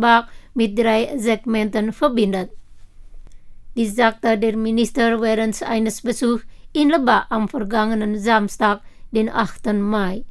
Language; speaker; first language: German; non-native, fluent; Indonesian